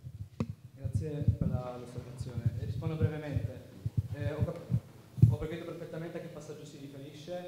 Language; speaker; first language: Italian; native; Italian